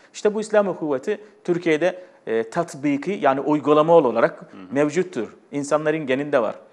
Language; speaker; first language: Turkish; non-native, fluent; Arabic